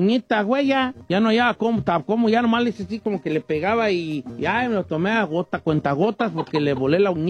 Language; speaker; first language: Spanish; native; Spanish